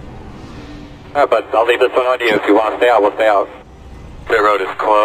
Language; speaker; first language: English; native; English